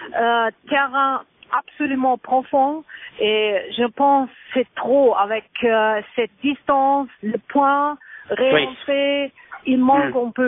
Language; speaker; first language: French; non-native, learner; German